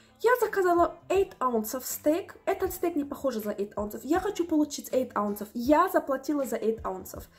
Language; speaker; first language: Russian; native; Russian